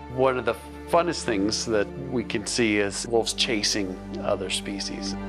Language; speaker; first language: English; native; English